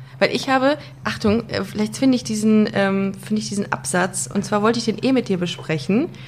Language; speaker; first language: German; native; German